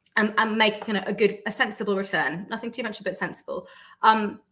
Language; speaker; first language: English; native; English